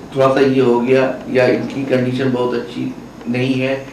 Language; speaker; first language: Hindi; native; Hindi